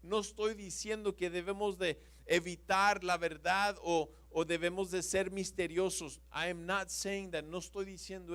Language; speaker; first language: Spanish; non-native, fluent; English